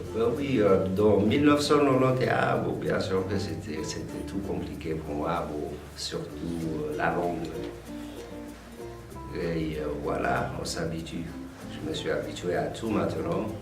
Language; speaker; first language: French; non-native, fluent; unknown